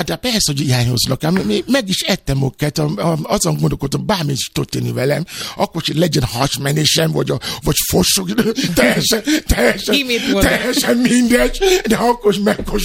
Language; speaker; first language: Hungarian; non-native, fluent; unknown